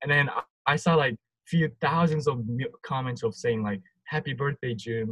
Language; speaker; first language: English; non-native, fluent; Turkish